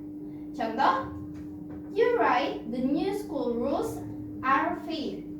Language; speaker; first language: English; non-native, fluent; Indonesian